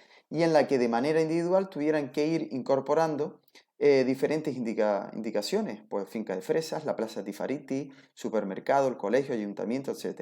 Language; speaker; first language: Spanish; native; Spanish